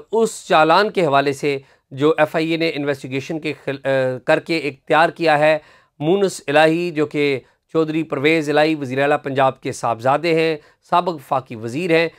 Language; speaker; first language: Urdu; non-native, local second language; Punjabi